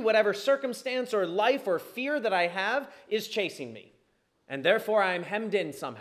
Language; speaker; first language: English; native; English